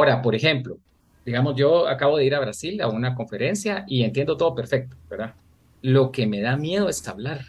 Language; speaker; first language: Spanish; native; Spanish